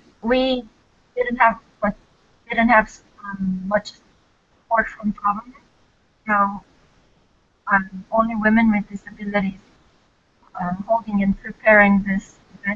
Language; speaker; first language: English; non-native, learner; Korean